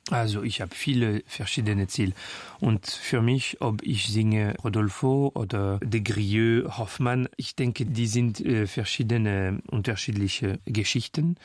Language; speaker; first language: German; non-native, fluent; French